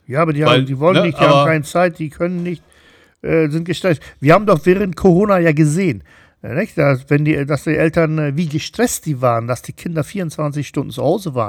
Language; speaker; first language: German; native; German